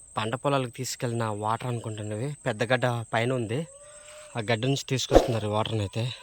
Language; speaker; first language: Telugu; native; Telugu